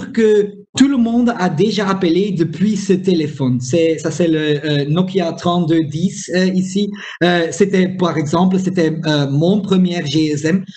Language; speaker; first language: French; non-native, local second language; Dutch